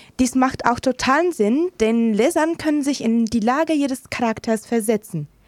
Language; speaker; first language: German; non-native, fluent; Romanian